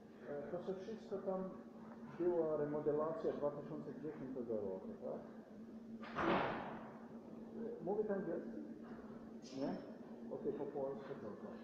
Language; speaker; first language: Polish; non-native, learner; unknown